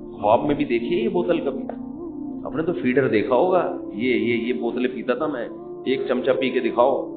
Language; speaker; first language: Urdu; native; Urdu